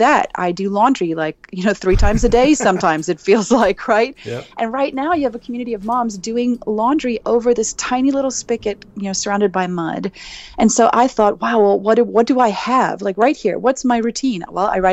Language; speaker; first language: English; native; English